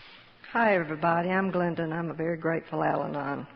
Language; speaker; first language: English; native; English